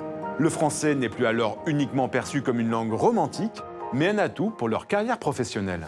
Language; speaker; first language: French; native; French